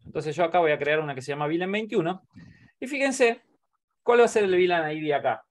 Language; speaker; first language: Spanish; native; Spanish